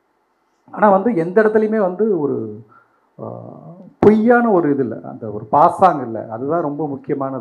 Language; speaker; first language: Tamil; native; Tamil